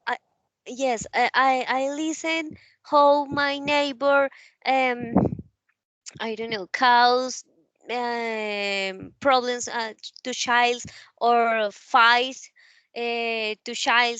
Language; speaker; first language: English; non-native, learner; Spanish